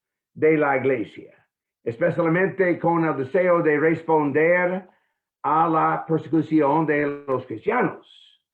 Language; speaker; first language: Spanish; non-native, fluent; English